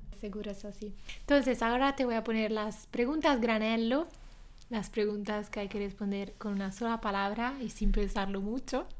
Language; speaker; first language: Spanish; non-native, fluent; Italian